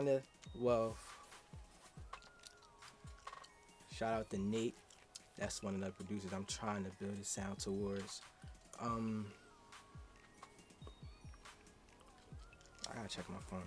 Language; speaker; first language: English; native; English